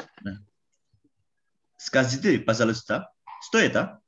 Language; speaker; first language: Russian; non-native, learner; Indonesian